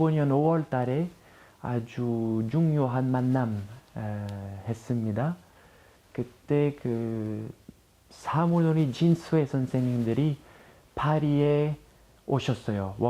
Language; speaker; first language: Korean; non-native, fluent; French